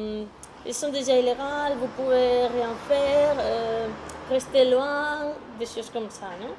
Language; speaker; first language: French; non-native, fluent; Spanish